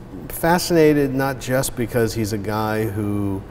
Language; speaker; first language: English; native; English